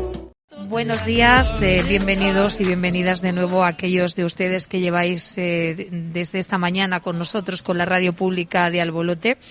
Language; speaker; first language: Spanish; native; Spanish